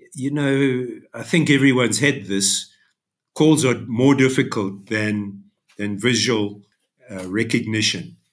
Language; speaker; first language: English; native; English